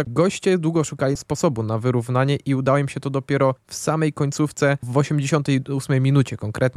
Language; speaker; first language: Polish; native; Polish